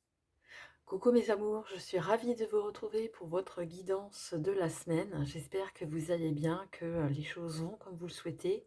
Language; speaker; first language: French; native; French